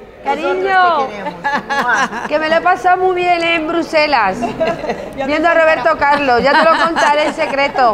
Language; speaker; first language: Spanish; native; Spanish